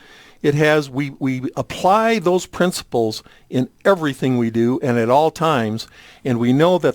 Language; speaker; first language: English; native; English